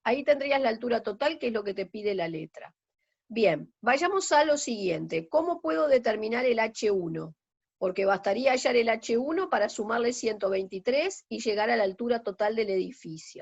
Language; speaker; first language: Spanish; native; Spanish